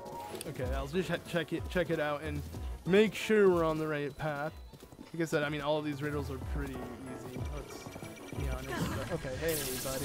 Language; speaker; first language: English; native; English